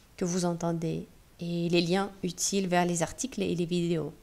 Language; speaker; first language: French; non-native, fluent; Russian